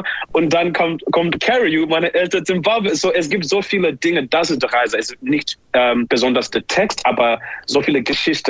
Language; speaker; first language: German; non-native, fluent; English